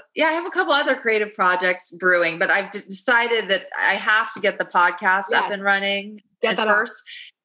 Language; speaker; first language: English; native; English